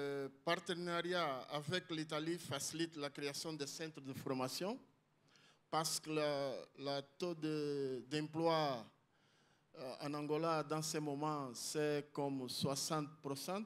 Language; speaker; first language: French; non-native, learner; Portuguese